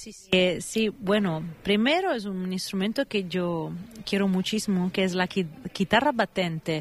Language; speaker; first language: Spanish; non-native, fluent; Italian